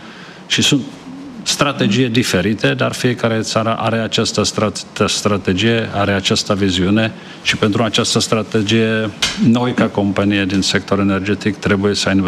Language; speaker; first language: Romanian; non-native, fluent; Czech